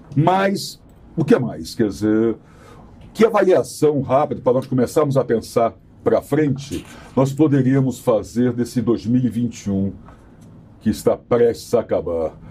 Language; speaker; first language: Portuguese; native; Portuguese